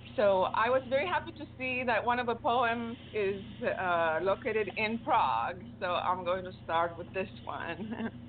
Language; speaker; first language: English; non-native, fluent; Romanian